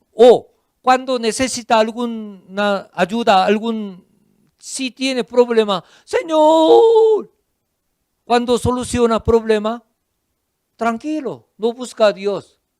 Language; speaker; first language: Spanish; non-native, fluent; Korean